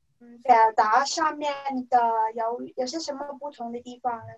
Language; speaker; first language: Chinese; non-native, learner; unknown